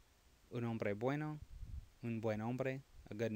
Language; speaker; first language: Spanish; non-native, fluent; English